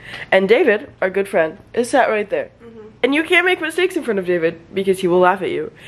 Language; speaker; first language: English; native; English